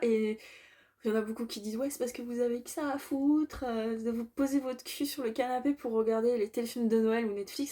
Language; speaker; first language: French; native; French